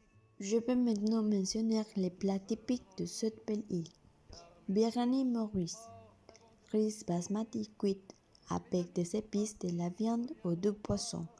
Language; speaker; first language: French; non-native, learner; Spanish